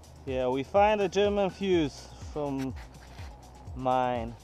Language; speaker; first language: English; non-native, learner; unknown